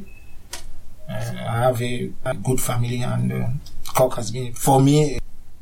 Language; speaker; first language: English; non-native, learner; French